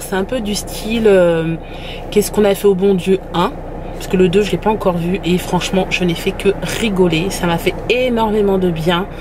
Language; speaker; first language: French; native; French